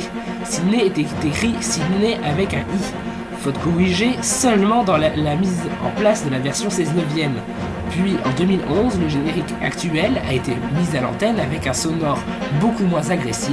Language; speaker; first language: French; native; French